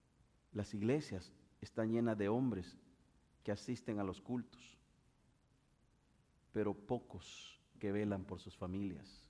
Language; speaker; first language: Spanish; native; Spanish